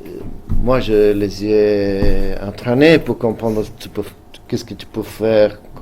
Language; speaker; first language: French; non-native, fluent; Italian